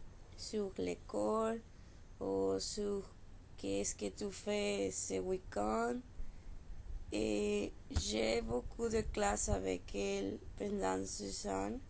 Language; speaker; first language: French; non-native, learner; Spanish